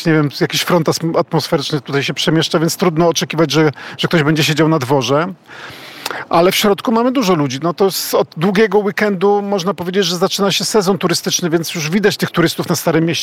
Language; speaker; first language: Polish; native; Polish